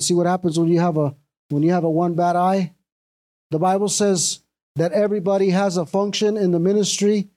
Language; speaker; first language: English; native; English